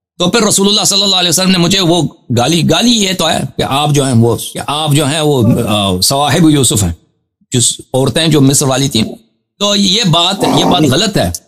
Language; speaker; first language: Urdu; non-native, fluent; Persian